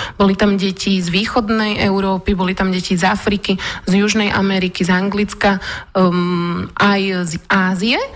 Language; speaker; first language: Slovak; early bilingual, other home language; Russian